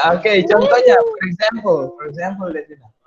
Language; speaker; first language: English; non-native, fluent; Indonesian